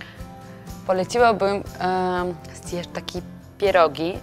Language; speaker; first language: Polish; non-native, learner; Georgian